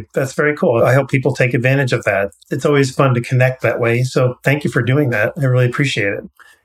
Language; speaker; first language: English; native; English